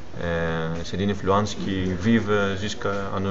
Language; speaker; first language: French; non-native, fluent; Greek